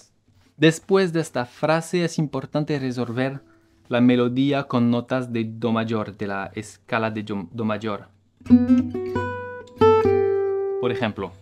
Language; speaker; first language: Spanish; non-native, fluent; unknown